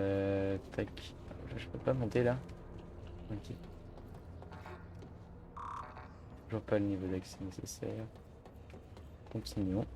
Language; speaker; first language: French; native; French